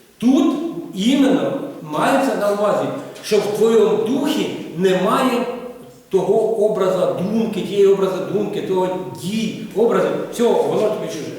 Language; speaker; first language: Ukrainian; non-native, local second language; Russian